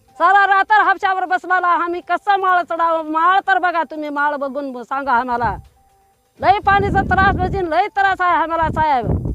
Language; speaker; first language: Marathi; non-native, local second language; Lambadi